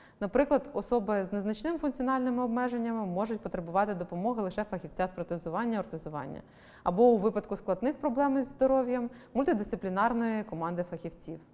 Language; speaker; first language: Ukrainian; native; Ukrainian